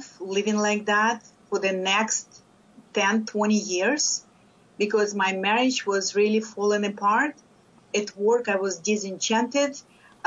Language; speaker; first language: English; non-native, fluent; Lithuanian